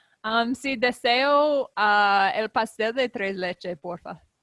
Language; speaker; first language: Spanish; non-native, learner; English